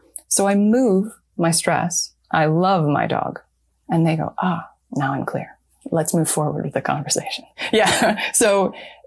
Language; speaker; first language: English; native; English